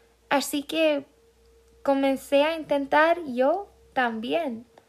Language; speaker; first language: Spanish; non-native, fluent; Swedish